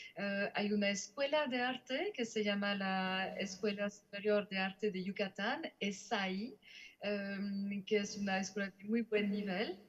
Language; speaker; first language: Spanish; non-native, fluent; French